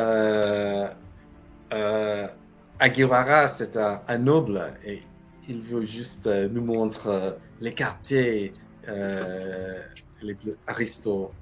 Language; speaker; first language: French; non-native, fluent; English